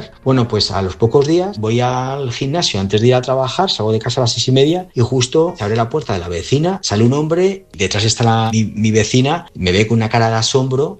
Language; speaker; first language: Spanish; native; Spanish